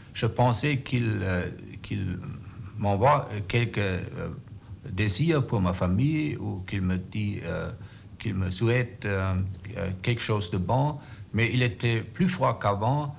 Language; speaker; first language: French; non-native, fluent; German